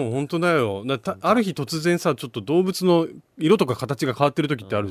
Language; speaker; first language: Japanese; native; Japanese